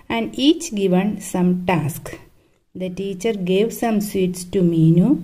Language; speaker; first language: English; non-native, local second language; Malayalam